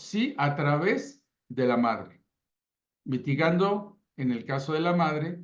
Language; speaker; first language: Spanish; native; Spanish